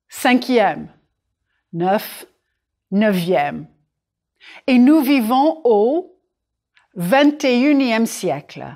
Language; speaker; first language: French; non-native, fluent; English